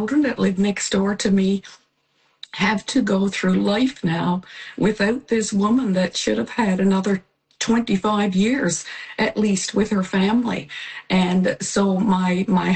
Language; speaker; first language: English; native; English